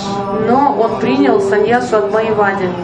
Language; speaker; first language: Russian; native; Russian